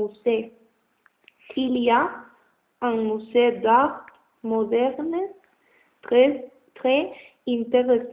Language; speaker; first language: French; non-native, learner; Spanish